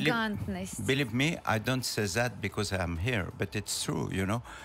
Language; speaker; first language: English; non-native, learner; French